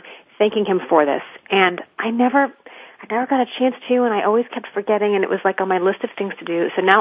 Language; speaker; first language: English; native; English